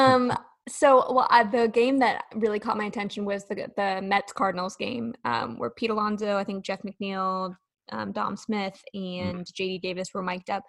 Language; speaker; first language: English; native; English